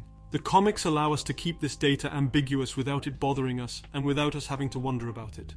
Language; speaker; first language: English; non-native, fluent; French